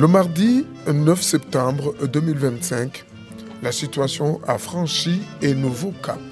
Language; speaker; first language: French; non-native, local second language; Rundi